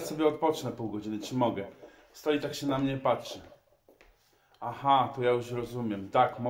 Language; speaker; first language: Polish; native; Polish